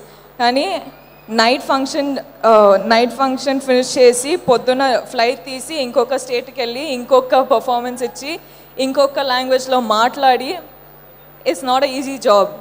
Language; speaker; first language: Telugu; non-native, local second language; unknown